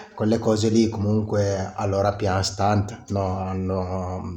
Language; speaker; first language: Italian; non-native, fluent; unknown